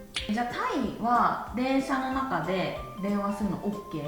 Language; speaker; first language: Japanese; native; Japanese